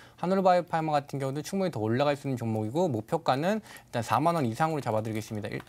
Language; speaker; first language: Korean; native; Korean